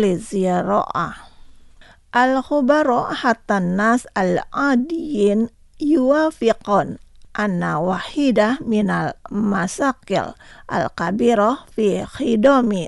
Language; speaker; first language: Arabic; non-native, fluent; Indonesian